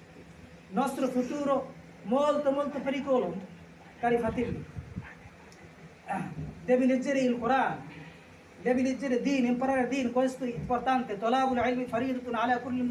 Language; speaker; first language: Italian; non-native, learner; Bangla